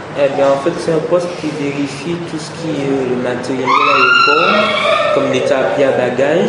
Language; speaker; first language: French; native; French